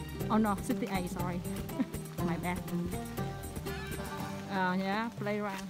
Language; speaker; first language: English; non-native, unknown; Vietnamese